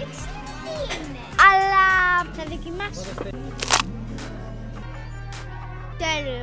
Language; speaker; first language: Greek; early bilingual, heritage; Greek